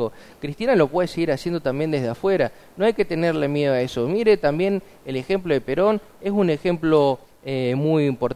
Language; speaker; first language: Spanish; native; Spanish